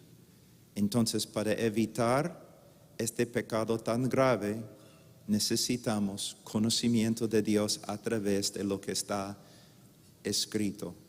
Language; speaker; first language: Spanish; non-native, fluent; English